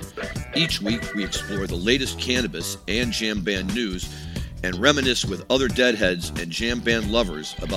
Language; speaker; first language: English; native; English